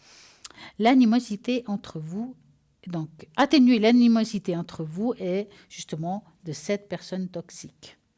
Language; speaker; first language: French; native; French